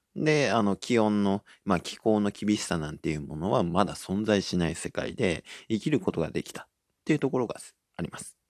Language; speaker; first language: Japanese; native; Japanese